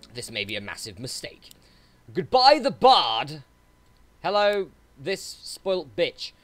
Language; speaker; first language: English; native; English